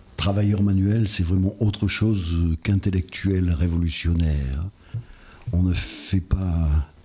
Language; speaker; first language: French; early bilingual, other home language; Spanish